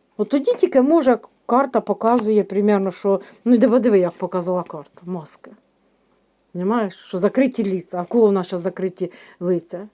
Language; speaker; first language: Ukrainian; native; Ukrainian